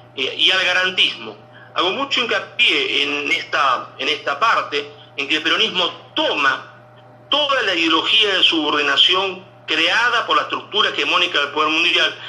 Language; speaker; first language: Spanish; native; Spanish